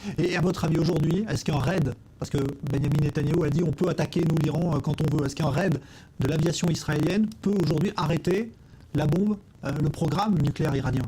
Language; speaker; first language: French; native; French